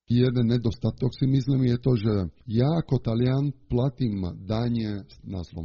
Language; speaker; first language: Slovak; non-native, learner; Italian